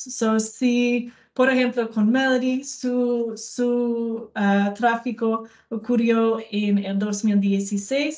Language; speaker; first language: Spanish; non-native, learner; English